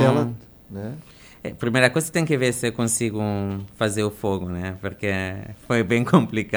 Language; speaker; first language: Portuguese; non-native, fluent; Italian